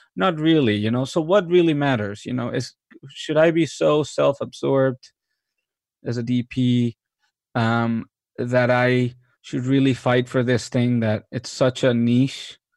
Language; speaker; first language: English; non-native, fluent; Spanish